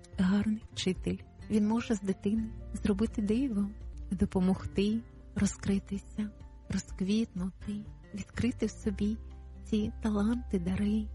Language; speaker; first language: Ukrainian; native; Ukrainian